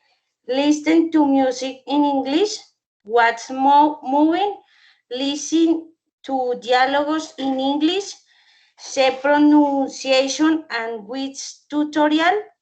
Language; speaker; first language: English; non-native, learner; Spanish